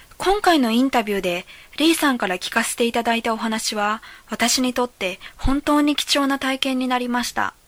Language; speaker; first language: Japanese; native; Japanese